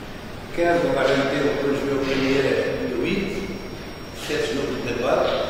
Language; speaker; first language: French; non-native, learner; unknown